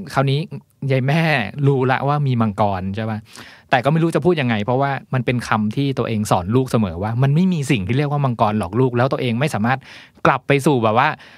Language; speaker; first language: Thai; native; Thai